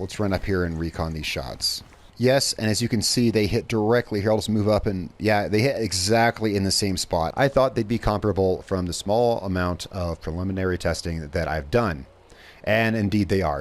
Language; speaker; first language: English; native; English